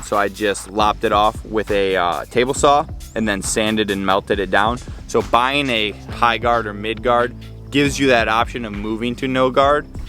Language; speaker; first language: English; native; English